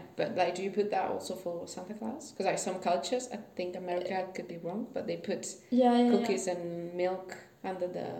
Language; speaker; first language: English; non-native, fluent; Italian